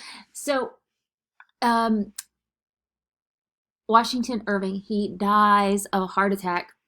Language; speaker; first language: English; native; English